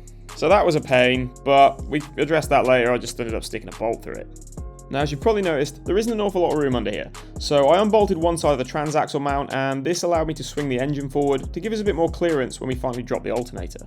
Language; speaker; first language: English; native; English